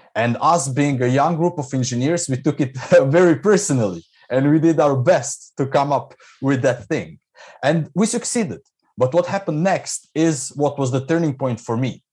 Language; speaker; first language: English; non-native, fluent; Croatian